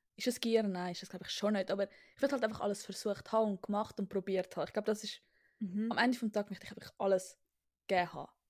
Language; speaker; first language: Swiss German; native; Swiss German